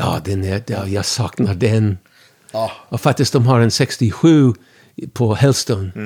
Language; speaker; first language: Swedish; non-native, fluent; English